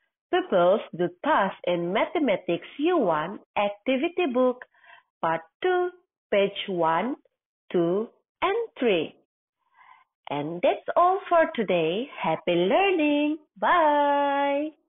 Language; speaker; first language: English; non-native, local second language; Malay